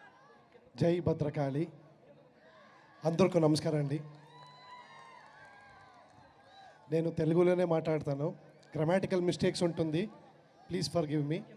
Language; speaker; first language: Telugu; non-native, learner; Kannada